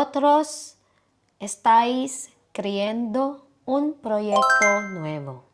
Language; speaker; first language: Spanish; non-native, learner; Filipino